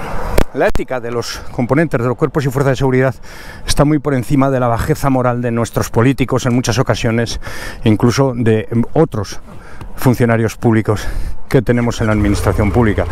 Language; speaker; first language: Spanish; native; Spanish